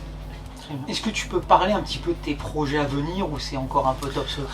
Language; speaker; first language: French; native; French